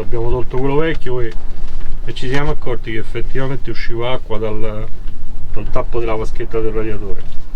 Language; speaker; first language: Italian; native; Italian